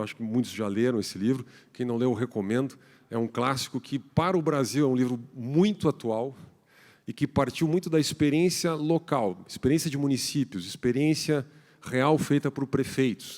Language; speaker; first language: Portuguese; native; Portuguese